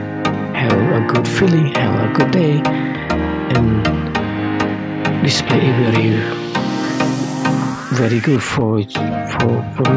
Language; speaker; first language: English; non-native, learner; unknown